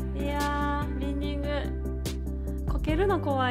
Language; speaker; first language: Japanese; native; Japanese